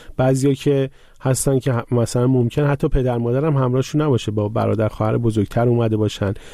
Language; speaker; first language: Persian; native; Persian